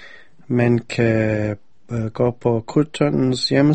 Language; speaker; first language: Danish; non-native, fluent; English